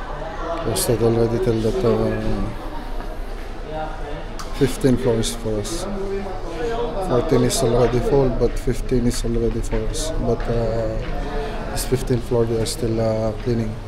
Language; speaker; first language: English; non-native, local second language; Filipino